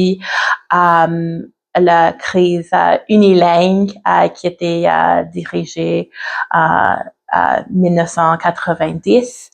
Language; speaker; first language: French; non-native, learner; English